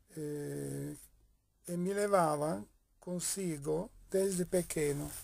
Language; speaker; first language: Portuguese; non-native, fluent; Italian